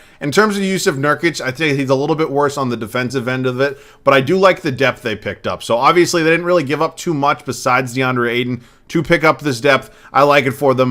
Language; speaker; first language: English; native; English